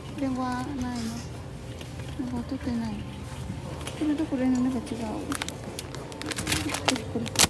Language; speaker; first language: Japanese; non-native, learner; Vietnamese